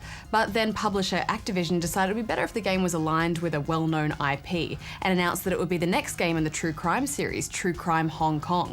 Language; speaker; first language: English; native; English